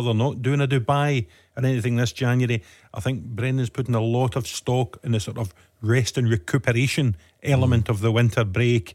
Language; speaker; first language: English; native; English